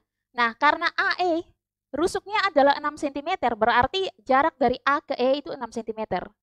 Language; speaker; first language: Indonesian; native; Indonesian